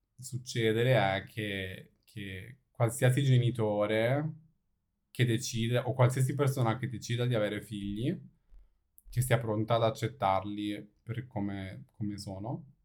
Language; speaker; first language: Italian; native; Italian